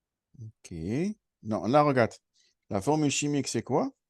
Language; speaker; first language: French; non-native, fluent; Arabic